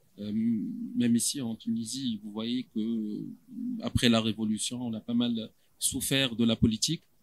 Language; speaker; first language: French; non-native, local second language; Arabic